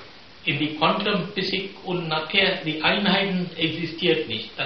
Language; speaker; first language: German; non-native, fluent; Sinhala